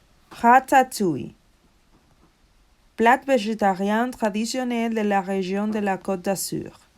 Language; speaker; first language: French; non-native, learner; Spanish